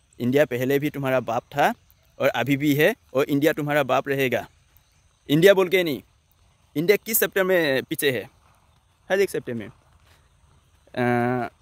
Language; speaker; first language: Hindi; non-native, local second language; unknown